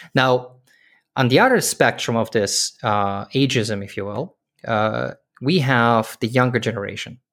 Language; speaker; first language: English; early bilingual, other home language; Russian